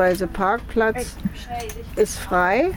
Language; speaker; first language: German; native; German